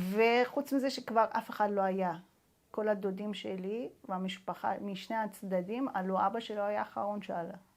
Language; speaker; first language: Hebrew; non-native, fluent; Persian